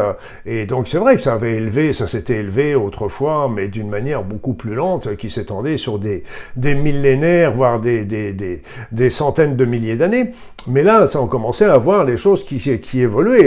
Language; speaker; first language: French; native; French